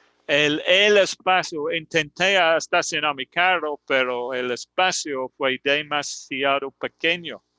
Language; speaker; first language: Spanish; non-native, fluent; English